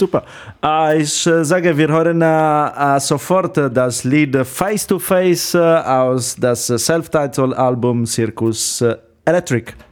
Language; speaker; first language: German; non-native, learner; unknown